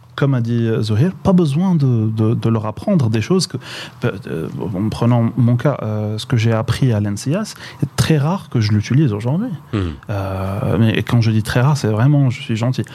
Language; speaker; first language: French; non-native, local second language; Arabic